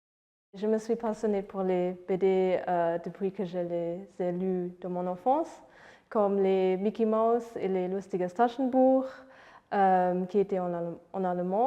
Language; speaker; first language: French; non-native, fluent; Luxembourgish